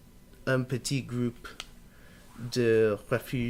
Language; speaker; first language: French; non-native, learner; English